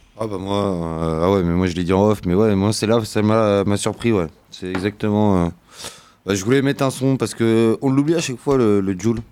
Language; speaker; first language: French; native; French